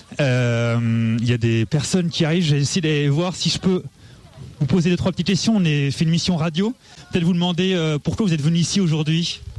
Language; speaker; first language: French; native; French